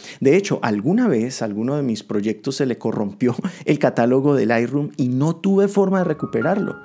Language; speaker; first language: Spanish; native; Spanish